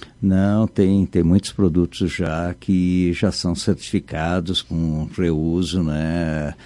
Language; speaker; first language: Portuguese; native; Portuguese